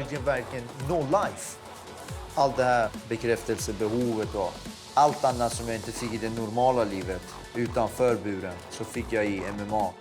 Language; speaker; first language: Swedish; early bilingual, other home language; Persian